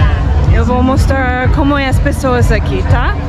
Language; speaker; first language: Portuguese; non-native, fluent; English